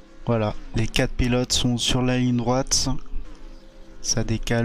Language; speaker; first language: French; native; French